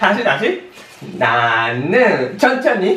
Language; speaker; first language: Korean; non-native, learner; Japanese